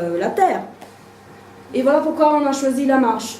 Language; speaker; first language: French; native; French